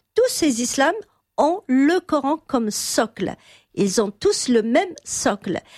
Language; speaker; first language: French; non-native, local second language; Arabic